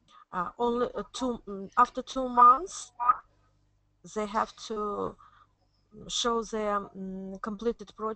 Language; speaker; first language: English; non-native, fluent; Azerbaijani